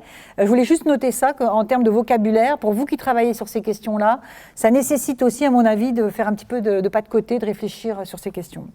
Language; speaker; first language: French; native; French